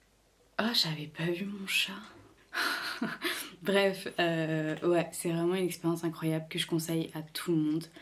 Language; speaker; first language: French; native; French